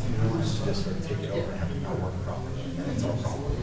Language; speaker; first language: English; native; English